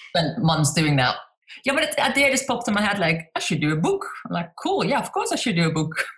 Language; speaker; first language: English; non-native, fluent; Dutch